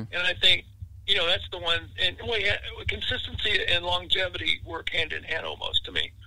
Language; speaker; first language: English; native; English